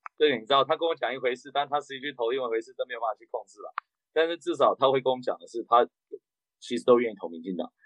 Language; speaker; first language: Chinese; early bilingual, heritage; Chinese